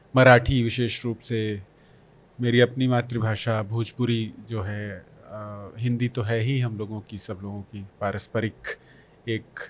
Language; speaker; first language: Hindi; non-native, local second language; Bhojpuri